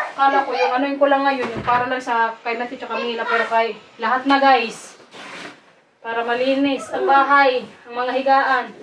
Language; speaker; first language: Filipino; non-native, local second language; Waray